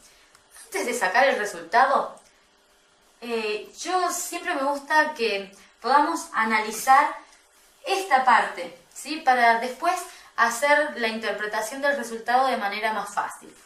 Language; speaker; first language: Spanish; native; Spanish